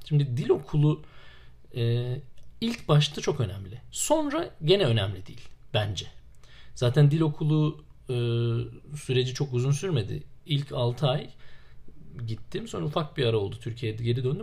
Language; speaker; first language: Turkish; native; Turkish